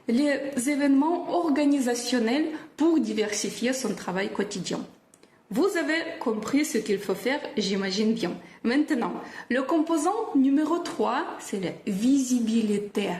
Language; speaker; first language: French; non-native, fluent; Russian